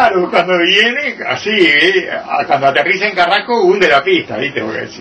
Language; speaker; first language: Spanish; native; Spanish